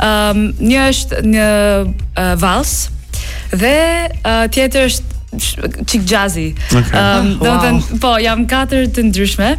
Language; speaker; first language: Albanian; non-native, learner; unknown